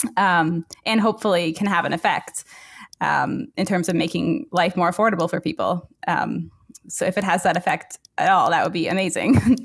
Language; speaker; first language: English; native; English